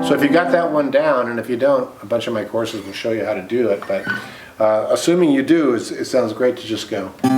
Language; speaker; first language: English; native; English